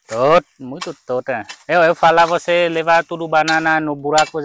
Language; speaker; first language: Portuguese; non-native, learner; Vietnamese